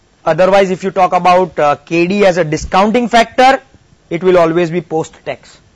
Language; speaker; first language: English; non-native, local second language; Gujarati